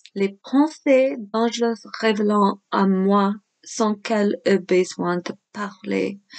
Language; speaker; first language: French; non-native, fluent; English